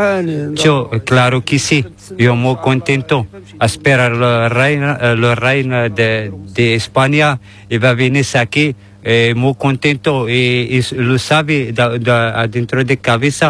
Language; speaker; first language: Spanish; non-native, learner; Arabic